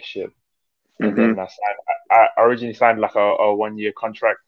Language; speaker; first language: English; native; English